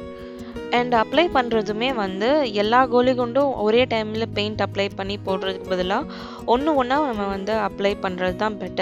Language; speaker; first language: Tamil; native; Tamil